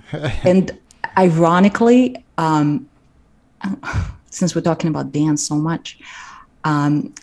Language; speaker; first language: English; non-native, fluent; Russian